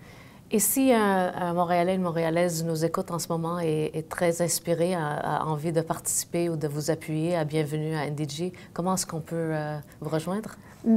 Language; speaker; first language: French; native; French